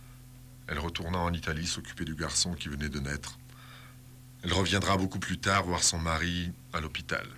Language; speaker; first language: French; native; French